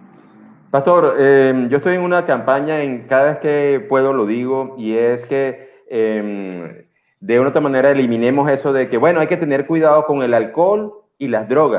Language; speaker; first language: Spanish; native; Spanish